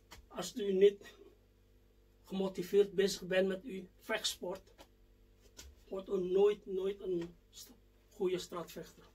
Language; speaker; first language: Dutch; non-native, fluent; Indonesian